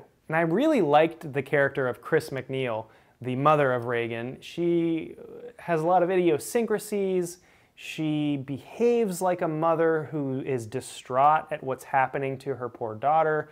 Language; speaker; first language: English; native; English